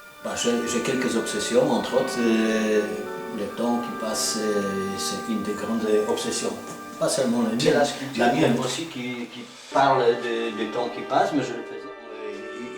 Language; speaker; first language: French; non-native, fluent; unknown